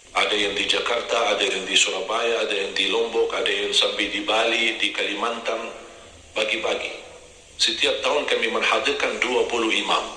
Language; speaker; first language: Indonesian; non-native, fluent; Arabic